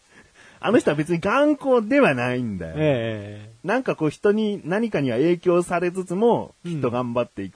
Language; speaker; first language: Japanese; native; Japanese